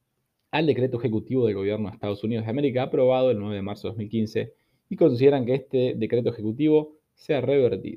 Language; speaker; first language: Spanish; native; Spanish